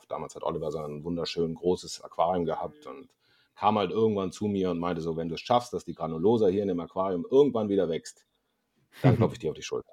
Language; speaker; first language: German; native; German